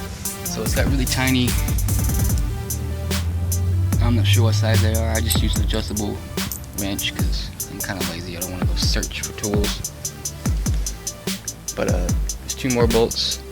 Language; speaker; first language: English; native; English